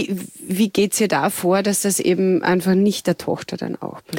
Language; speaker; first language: German; native; German